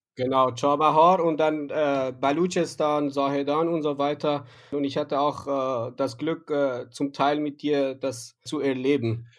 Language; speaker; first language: German; non-native, fluent; Persian